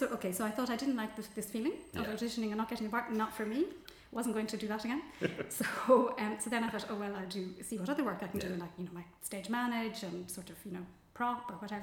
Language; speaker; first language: English; native; English